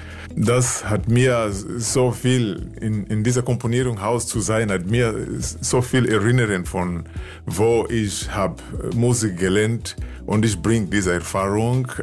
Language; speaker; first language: German; non-native, learner; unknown